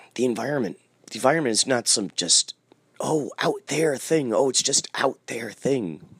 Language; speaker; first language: English; native; English